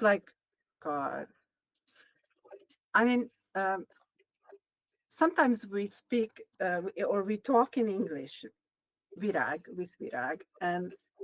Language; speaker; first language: English; non-native, learner; Hungarian